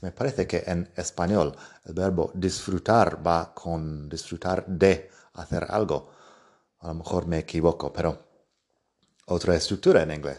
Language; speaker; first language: Spanish; non-native, fluent; English